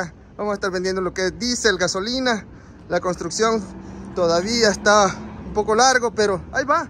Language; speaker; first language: Spanish; native; Spanish